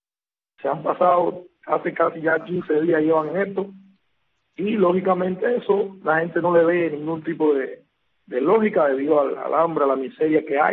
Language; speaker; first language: Spanish; native; Spanish